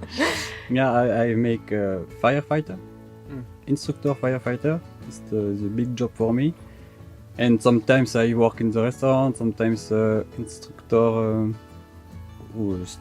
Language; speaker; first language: English; non-native, learner; French